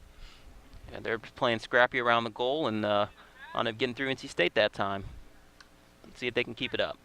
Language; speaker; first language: English; native; English